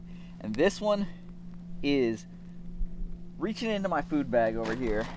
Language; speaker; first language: English; native; English